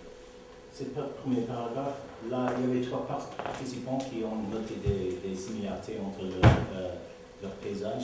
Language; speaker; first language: French; non-native, learner; English